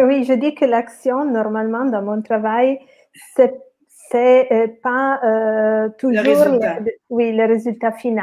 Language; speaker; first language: French; non-native, fluent; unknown